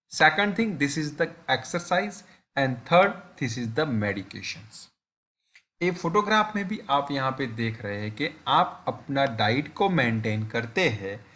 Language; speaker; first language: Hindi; non-native, local second language; Gujarati